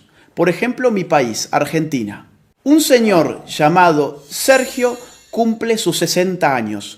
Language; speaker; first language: Spanish; native; Spanish